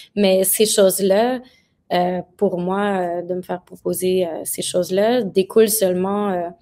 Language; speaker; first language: French; native; French